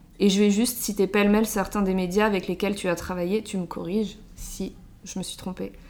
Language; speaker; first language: French; native; French